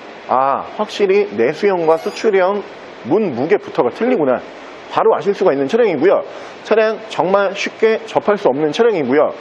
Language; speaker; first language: Korean; native; Korean